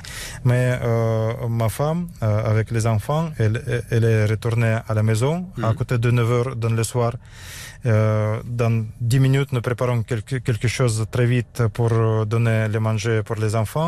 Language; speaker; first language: French; non-native, learner; Russian